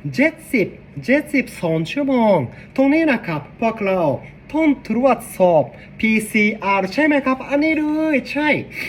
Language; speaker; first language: Thai; non-native, learner; Japanese